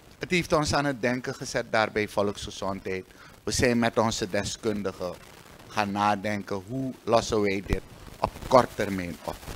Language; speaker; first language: Dutch; native; Dutch